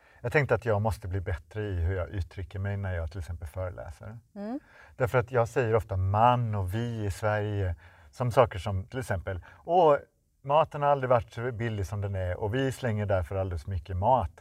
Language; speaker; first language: Swedish; native; Swedish